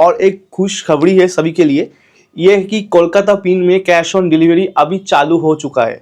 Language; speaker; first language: Hindi; non-native, local second language; Bangla